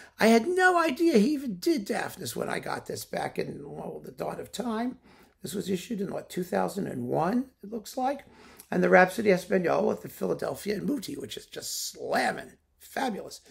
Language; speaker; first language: English; native; English